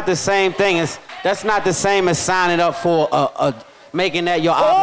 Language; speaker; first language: English; native; English